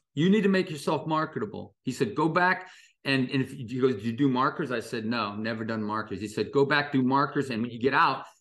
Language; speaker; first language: English; native; English